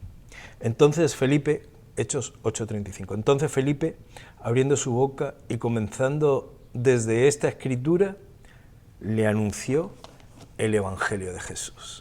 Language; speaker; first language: Spanish; native; Spanish